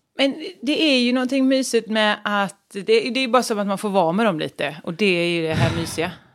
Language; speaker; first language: Swedish; native; Swedish